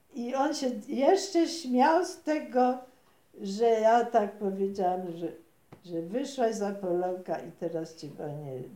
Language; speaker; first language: Polish; native; Polish